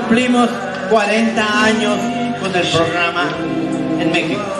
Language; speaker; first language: Portuguese; non-native, learner; Spanish